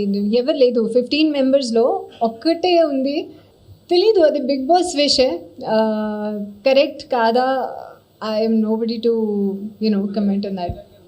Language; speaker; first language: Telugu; non-native, learner; Hindi